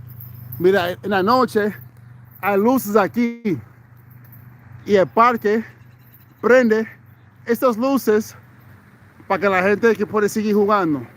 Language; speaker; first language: Spanish; non-native, fluent; English